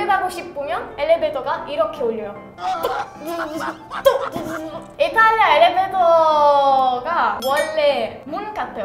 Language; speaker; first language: Korean; non-native, learner; Italian